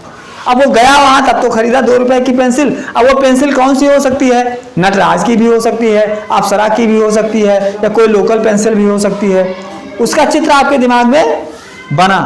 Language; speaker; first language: Hindi; native; Hindi